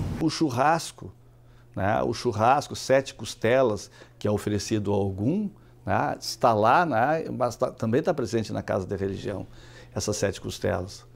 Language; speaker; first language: Portuguese; native; Portuguese